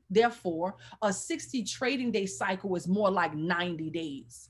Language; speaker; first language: English; native; English